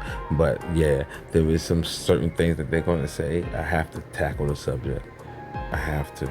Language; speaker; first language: English; native; English